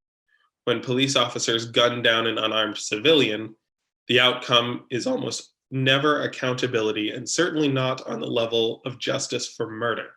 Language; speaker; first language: English; native; English